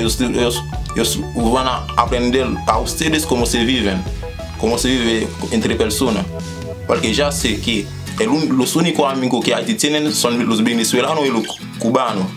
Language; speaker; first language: Spanish; non-native, fluent; Haitian Creole